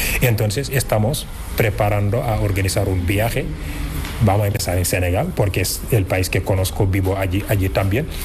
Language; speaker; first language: Spanish; non-native, fluent; Wolof